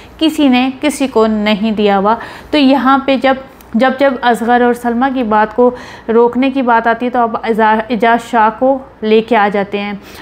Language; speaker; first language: Urdu; native; Urdu